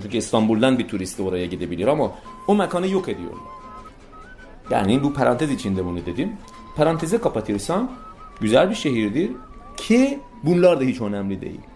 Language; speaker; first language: Turkish; non-native, fluent; Persian